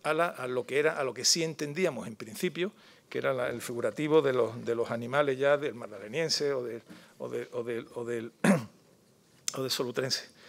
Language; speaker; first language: Spanish; native; Spanish